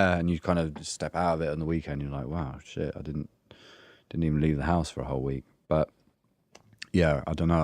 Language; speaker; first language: English; native; English